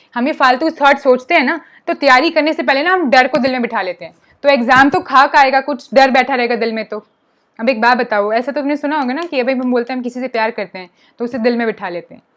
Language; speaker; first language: Hindi; non-native, local second language; Punjabi